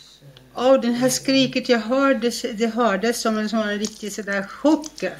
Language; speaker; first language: Swedish; non-native, fluent; Arabic